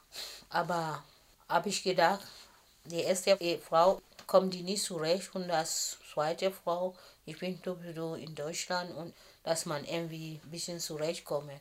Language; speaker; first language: German; non-native, fluent; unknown